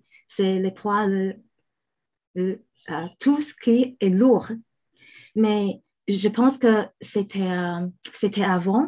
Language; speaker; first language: French; non-native, fluent; Chinese